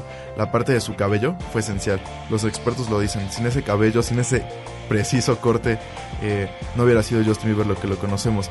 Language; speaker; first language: Spanish; native; Spanish